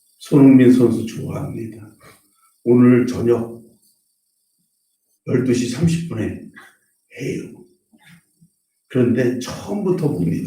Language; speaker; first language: Korean; native; Korean